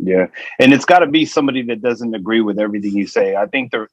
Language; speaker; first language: English; native; English